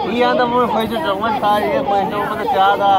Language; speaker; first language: Chinese; non-native, learner; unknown